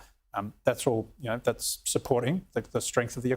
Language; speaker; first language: English; native; English